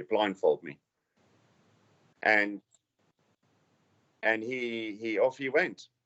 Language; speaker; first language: English; native; English